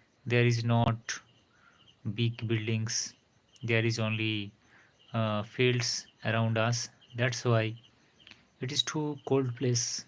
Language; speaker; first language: English; non-native, learner; Bangla